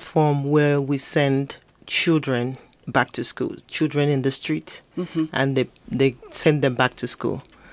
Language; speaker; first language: English; non-native, local second language; Igbo